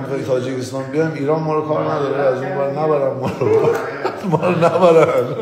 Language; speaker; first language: Persian; native; Persian